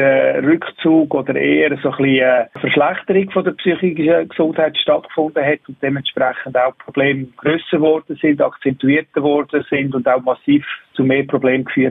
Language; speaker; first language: German; native; German